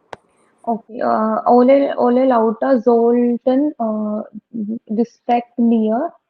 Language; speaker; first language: German; non-native, learner; Hindi